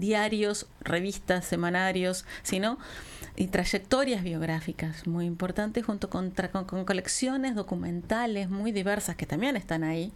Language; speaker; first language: Spanish; native; Spanish